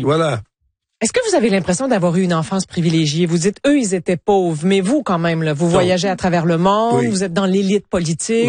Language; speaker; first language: French; native; French